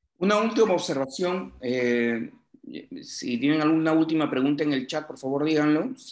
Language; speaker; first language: Spanish; native; Spanish